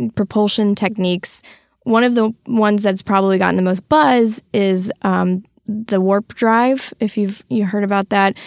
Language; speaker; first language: English; native; English